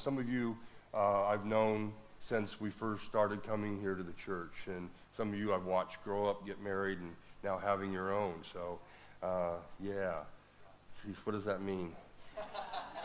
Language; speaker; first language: English; native; English